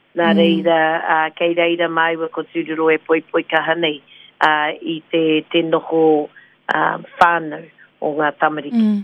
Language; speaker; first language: Māori; non-native, local second language; English